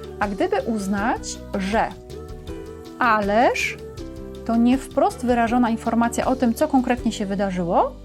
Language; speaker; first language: Polish; native; Polish